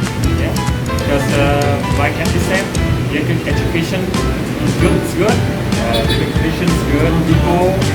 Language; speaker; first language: English; non-native, fluent; Vietnamese